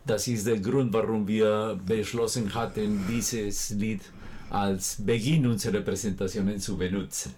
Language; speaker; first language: German; non-native, fluent; Spanish